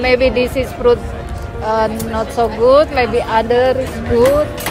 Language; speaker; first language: English; non-native, learner; Indonesian